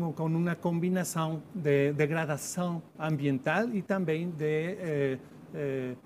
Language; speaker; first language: Portuguese; non-native, learner; Spanish